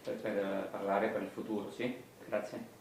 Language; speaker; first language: Italian; non-native, fluent; Spanish